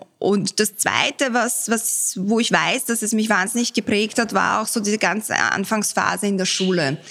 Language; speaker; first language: German; early bilingual, other home language; Bosnian